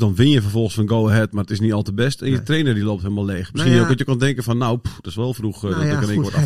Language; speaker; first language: Dutch; native; Dutch